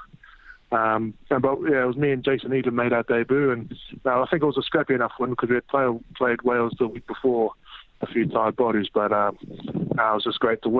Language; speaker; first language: English; native; English